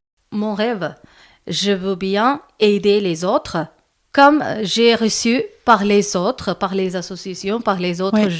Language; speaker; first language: French; non-native, learner; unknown